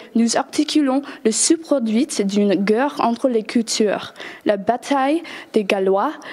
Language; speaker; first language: French; non-native, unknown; English